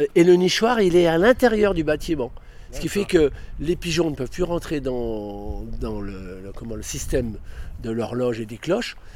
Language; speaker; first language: French; native; French